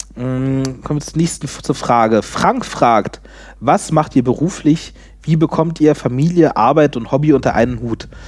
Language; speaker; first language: German; native; German